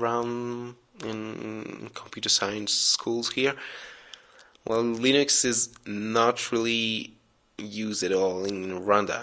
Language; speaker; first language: English; non-native, fluent; French